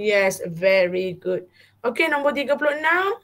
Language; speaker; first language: English; non-native, fluent; Malay